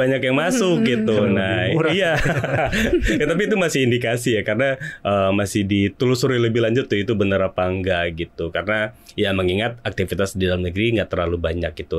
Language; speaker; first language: Indonesian; native; Indonesian